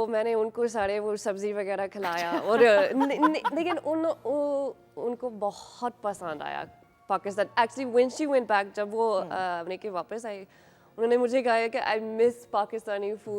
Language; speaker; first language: Hindi; non-native, learner; English